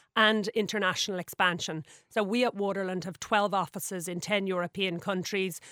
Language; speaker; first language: English; native; English